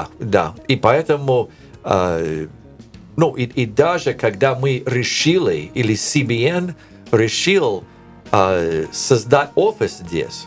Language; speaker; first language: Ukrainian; non-native, learner; English